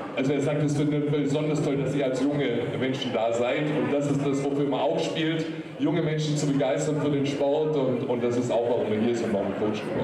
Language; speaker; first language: German; native; German